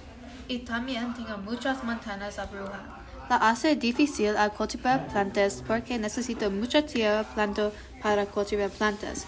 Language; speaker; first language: Spanish; non-native, learner; English